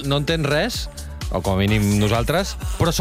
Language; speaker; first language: Catalan; native; Catalan